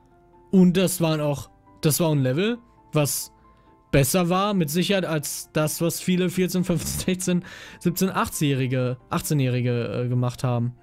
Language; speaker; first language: German; native; German